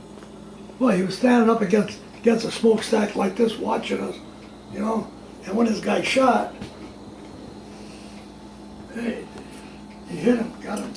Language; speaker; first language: English; native; English